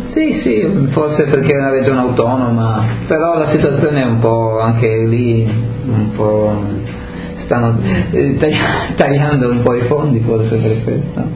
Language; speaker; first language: Italian; native; Italian